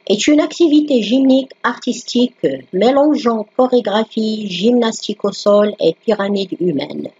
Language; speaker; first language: French; non-native, local second language; Arabic